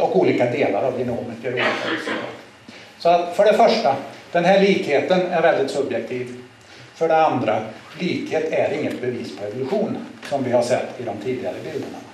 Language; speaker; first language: Swedish; native; Swedish